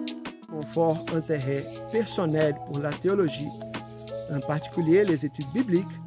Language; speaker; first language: French; non-native, fluent; Portuguese